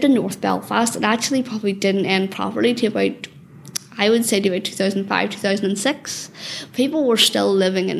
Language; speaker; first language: English; native; English